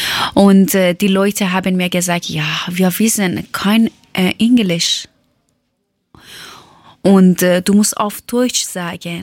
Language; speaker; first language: German; non-native, learner; Persian